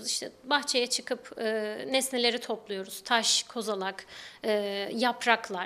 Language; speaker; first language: Turkish; native; Turkish